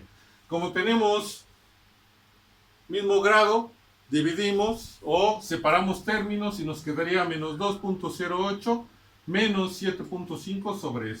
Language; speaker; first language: Spanish; native; Spanish